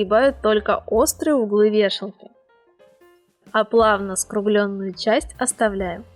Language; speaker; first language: Russian; native; Russian